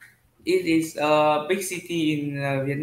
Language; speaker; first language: English; non-native, learner; Vietnamese